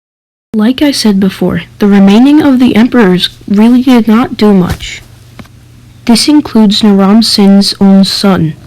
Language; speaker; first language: English; native; English